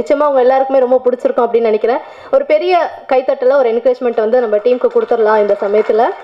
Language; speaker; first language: Tamil; native; Tamil